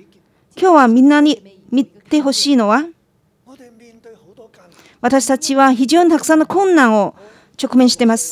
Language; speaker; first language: Japanese; non-native, fluent; Chinese